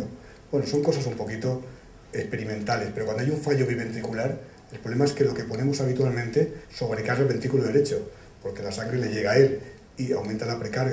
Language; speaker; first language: Spanish; native; Spanish